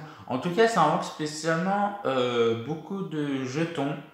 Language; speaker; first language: French; native; French